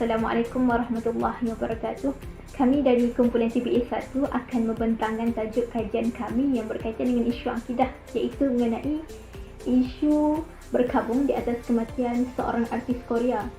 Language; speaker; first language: Malay; native; Malay